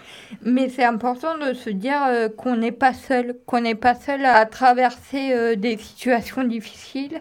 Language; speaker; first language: French; native; French